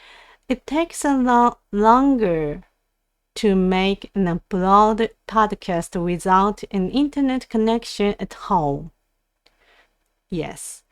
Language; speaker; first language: English; non-native, learner; Japanese